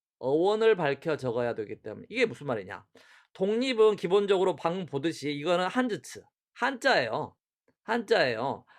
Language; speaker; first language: Korean; native; Korean